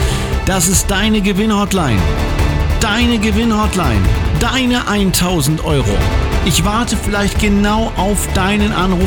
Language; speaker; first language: German; native; German